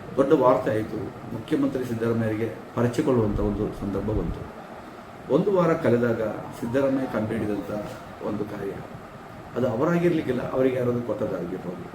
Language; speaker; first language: Kannada; non-native, local second language; Tulu